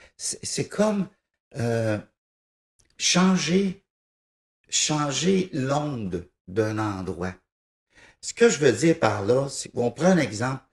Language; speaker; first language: French; native; French